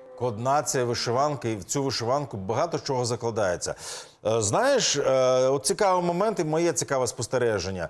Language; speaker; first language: Ukrainian; native; Ukrainian